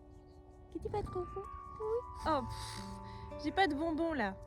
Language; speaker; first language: French; native; French